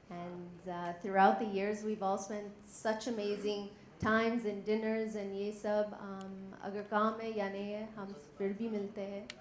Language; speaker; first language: Hindi; non-native, learner; English